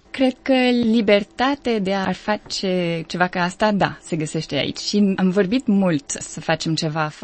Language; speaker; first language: Romanian; non-native, learner; French